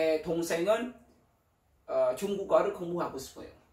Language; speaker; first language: Korean; non-native, fluent; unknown